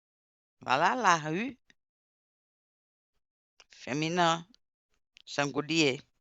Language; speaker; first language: French; non-native, fluent; Portuguese